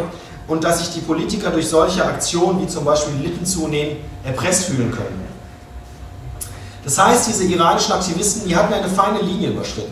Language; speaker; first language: German; native; German